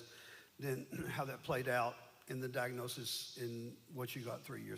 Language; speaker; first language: English; native; English